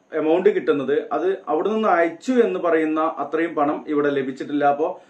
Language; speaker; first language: Malayalam; native; Malayalam